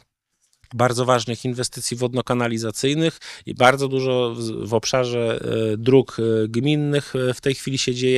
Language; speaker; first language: Polish; native; Polish